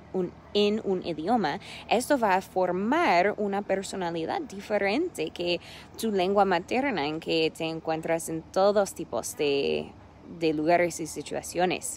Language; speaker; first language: Spanish; non-native, fluent; English